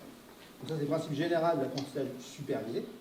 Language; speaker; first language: French; native; French